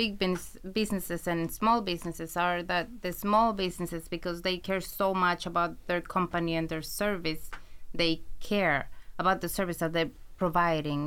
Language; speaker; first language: English; non-native, fluent; Spanish